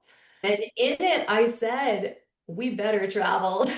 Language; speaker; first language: English; native; English